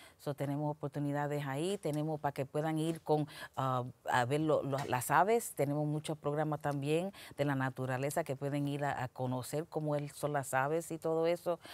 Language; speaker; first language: Spanish; early bilingual, heritage; Spanish